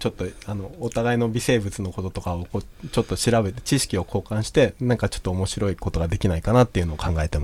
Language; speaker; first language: Japanese; native; Japanese